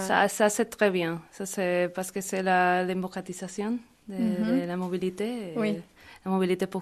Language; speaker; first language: French; non-native, learner; Spanish